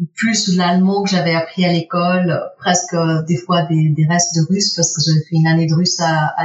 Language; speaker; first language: French; early bilingual, other home language; Spanish